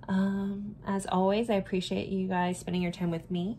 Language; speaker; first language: English; native; English